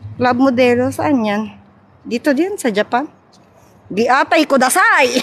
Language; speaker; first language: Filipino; non-native, local second language; Cebuano